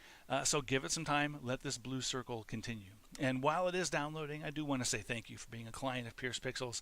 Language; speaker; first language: English; native; English